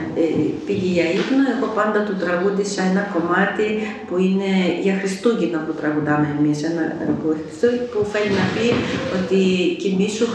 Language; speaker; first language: Greek; non-native, fluent; Ukrainian